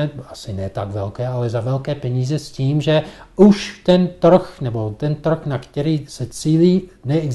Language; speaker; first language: Czech; non-native, fluent; English